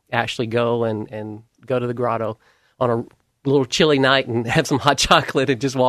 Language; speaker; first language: English; native; English